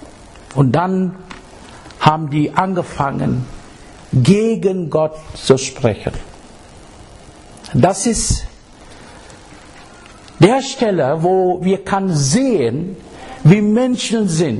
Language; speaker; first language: German; non-native, fluent; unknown